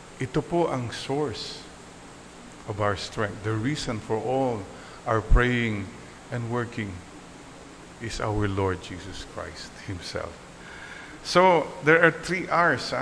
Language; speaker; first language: English; non-native, local second language; Filipino